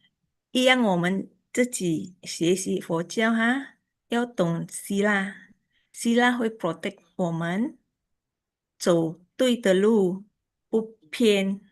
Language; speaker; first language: Chinese; early bilingual, heritage; Chinese